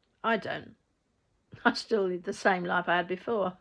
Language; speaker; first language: English; native; English